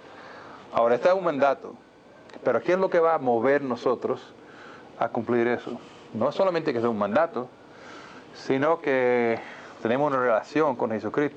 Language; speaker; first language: Spanish; non-native, fluent; English